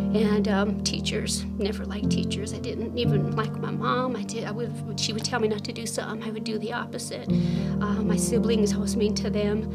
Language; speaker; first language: English; native; English